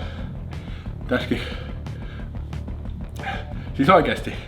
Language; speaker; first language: Finnish; native; Finnish